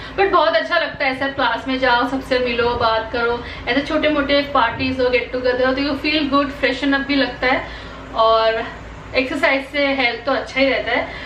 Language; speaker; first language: Hindi; non-native, local second language; Bangla